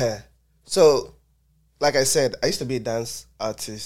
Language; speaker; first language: English; non-native, local second language; Igbo